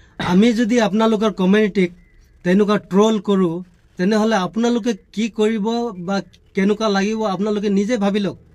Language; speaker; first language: Assamese; non-native, local second language; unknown